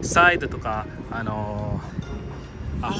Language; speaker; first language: Japanese; non-native, fluent; English